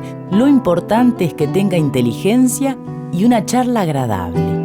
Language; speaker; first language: Spanish; native; Spanish